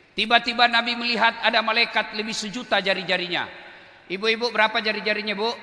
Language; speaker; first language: Indonesian; non-native, local second language; Buginese